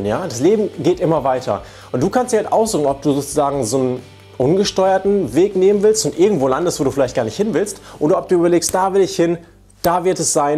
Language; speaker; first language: German; native; German